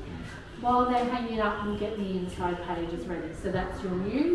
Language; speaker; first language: English; native; English